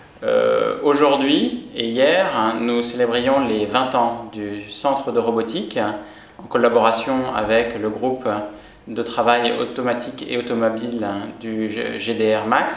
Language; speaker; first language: French; native; French